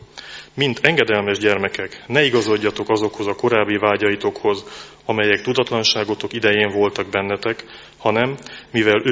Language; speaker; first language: Hungarian; native; Hungarian